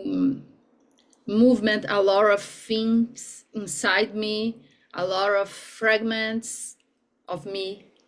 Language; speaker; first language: English; non-native, learner; Portuguese